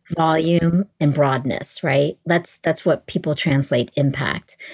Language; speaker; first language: English; early bilingual, other home language; Vietnamese